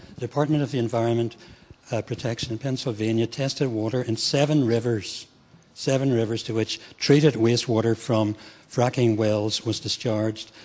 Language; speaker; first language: English; native; English